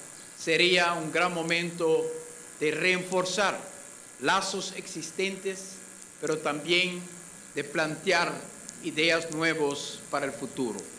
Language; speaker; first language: Spanish; non-native, fluent; Papiamento